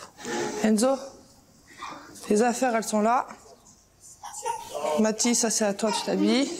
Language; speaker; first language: French; native; French